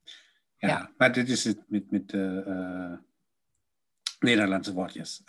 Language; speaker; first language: Dutch; non-native, learner; German